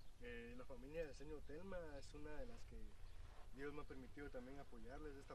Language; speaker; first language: Spanish; native; Spanish